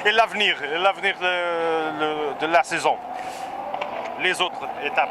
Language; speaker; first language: French; non-native, learner; Portuguese